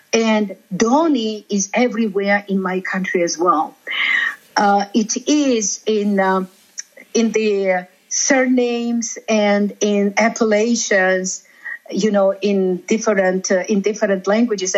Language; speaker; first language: English; non-native, fluent; Georgian